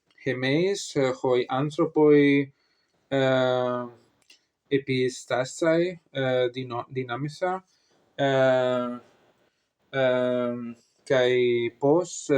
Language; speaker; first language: Greek; non-native, learner; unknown